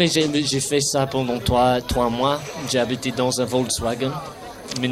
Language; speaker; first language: French; non-native, fluent; English